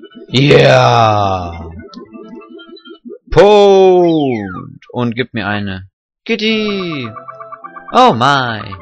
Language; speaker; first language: German; native; German